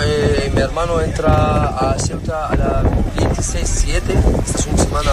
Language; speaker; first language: Spanish; non-native, learner; Arabic